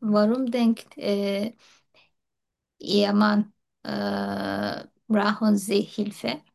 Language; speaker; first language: German; non-native, learner; Turkish